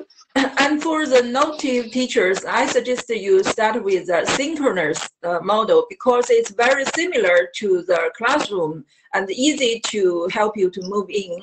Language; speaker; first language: English; non-native, learner; Chinese